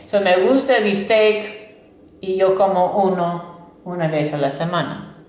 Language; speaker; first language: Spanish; non-native, fluent; English